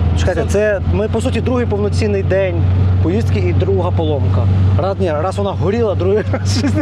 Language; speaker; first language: Ukrainian; native; Ukrainian